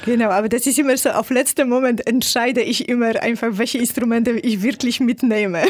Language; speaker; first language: German; non-native, fluent; Polish